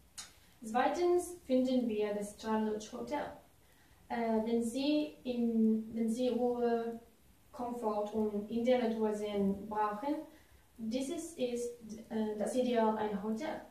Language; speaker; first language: German; non-native, learner; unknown